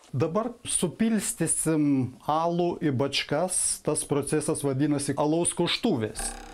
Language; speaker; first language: Lithuanian; native; Lithuanian